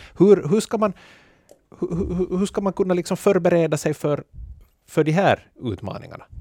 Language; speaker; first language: Swedish; native; Swedish